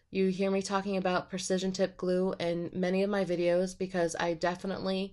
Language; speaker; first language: English; native; English